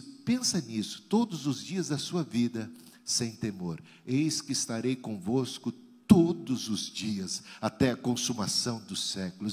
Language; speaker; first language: Portuguese; native; Portuguese